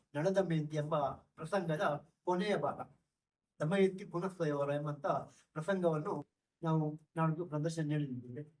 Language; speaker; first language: Kannada; non-native, local second language; Konkani